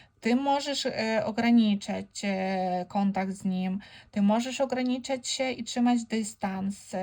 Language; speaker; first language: Polish; non-native, fluent; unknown